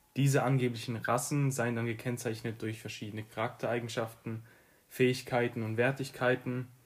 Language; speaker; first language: German; early bilingual, other home language; Albanian